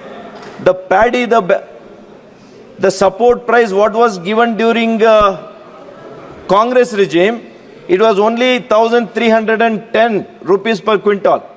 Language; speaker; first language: English; non-native, local second language; Kannada